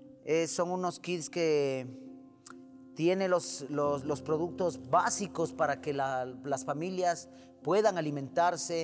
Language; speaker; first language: Spanish; native; Spanish